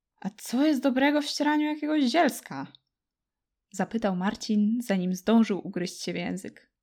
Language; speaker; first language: Polish; native; Polish